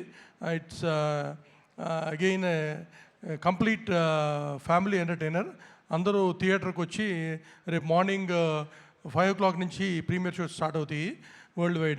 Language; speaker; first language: Telugu; native; Telugu